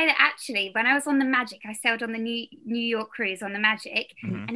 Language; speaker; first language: English; native; English